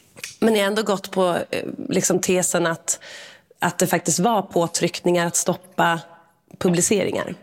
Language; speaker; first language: Swedish; native; Swedish